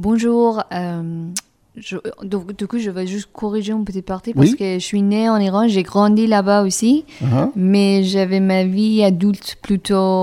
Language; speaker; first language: French; non-native, fluent; Persian